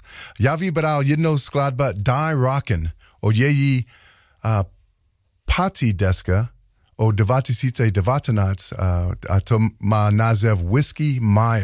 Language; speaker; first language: Czech; non-native, learner; English